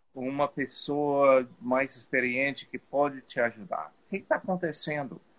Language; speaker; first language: Portuguese; non-native, fluent; English